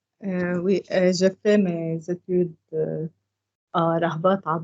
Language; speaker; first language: French; non-native, local second language; Arabic